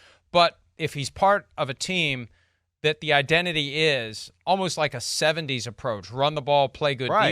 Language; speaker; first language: English; native; English